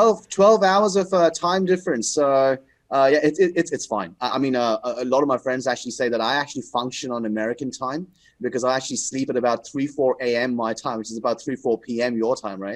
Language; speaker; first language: English; non-native, local second language; Bangla